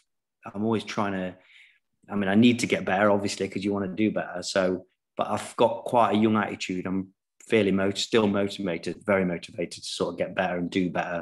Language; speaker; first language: English; native; English